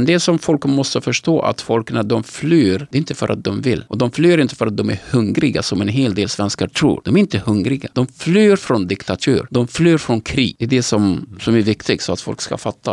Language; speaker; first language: Swedish; non-native, fluent; Arabic